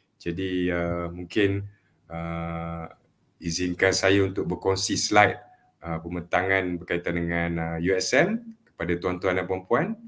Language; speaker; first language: Malay; native; Malay